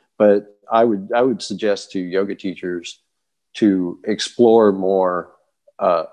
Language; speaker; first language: English; native; English